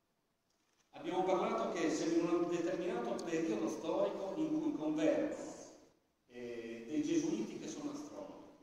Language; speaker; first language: Italian; native; Italian